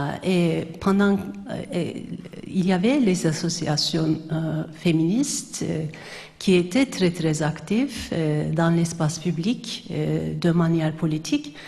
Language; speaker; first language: French; non-native, fluent; Turkish